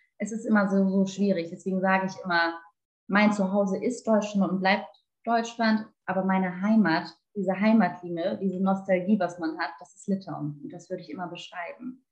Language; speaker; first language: German; native; German